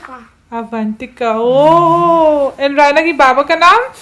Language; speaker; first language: Hindi; native; Hindi